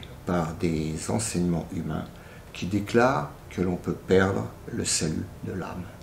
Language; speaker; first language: French; native; French